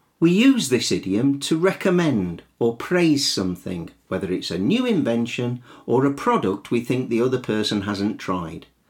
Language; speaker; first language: English; native; English